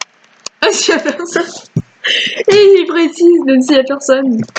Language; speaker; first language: French; native; French